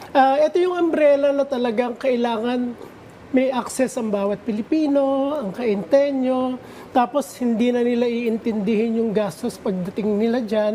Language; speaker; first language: Filipino; native; Filipino